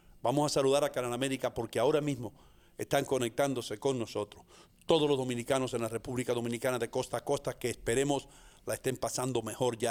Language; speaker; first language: Spanish; native; Spanish